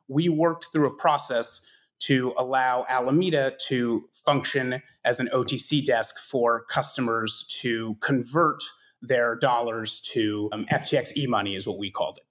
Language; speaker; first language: English; native; English